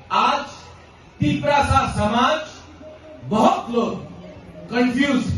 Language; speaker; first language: Hindi; non-native, local second language; Kok Borok